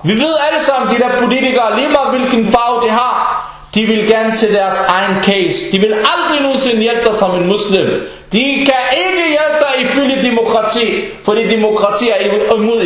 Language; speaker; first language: Danish; non-native, local second language; Arabic